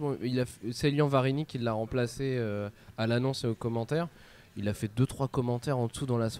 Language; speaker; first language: French; native; French